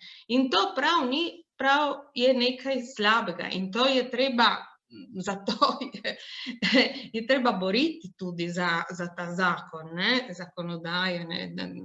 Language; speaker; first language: Slovenian; non-native, local second language; Italian